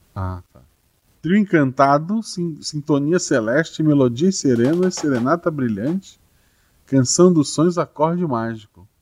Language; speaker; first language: Portuguese; native; Portuguese